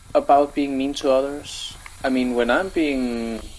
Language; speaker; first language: English; non-native, fluent; Danish